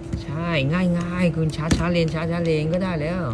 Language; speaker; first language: Thai; non-native, learner; Chinese